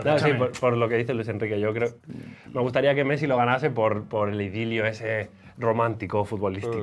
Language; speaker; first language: Spanish; native; Spanish